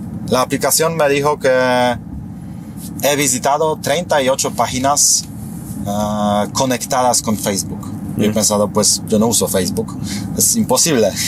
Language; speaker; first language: Spanish; non-native, fluent; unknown